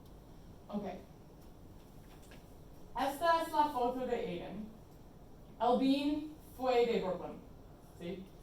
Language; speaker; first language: Spanish; non-native, fluent; English